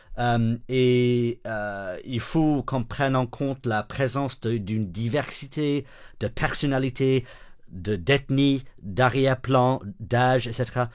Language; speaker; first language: French; non-native, fluent; English